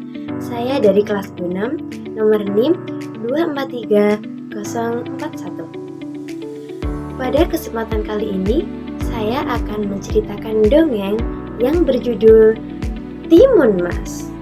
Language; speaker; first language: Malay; non-native, local second language; Javanese